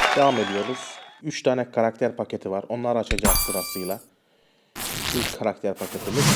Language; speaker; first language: Turkish; early bilingual, heritage; Turkish